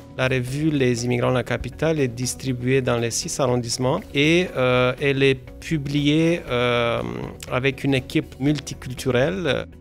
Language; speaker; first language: French; non-native, fluent; Romanian